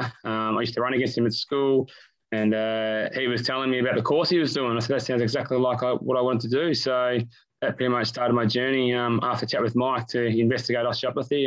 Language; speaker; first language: English; native; English